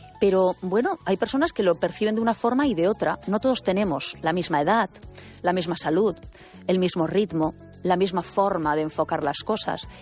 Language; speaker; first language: Spanish; native; Spanish